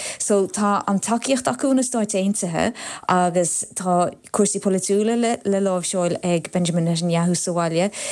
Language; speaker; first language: Irish; non-native, local second language; English